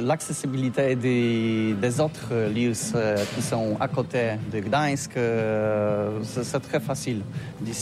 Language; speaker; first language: French; non-native, fluent; Polish